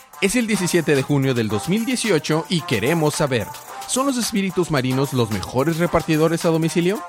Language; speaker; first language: Spanish; native; Spanish